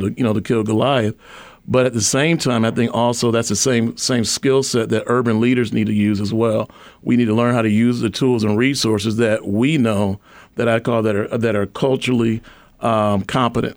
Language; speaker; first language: English; native; English